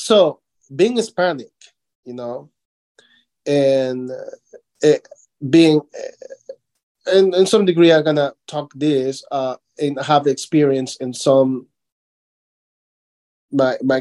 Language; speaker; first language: English; non-native, fluent; Spanish